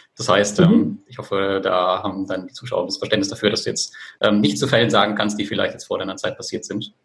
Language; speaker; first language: German; native; German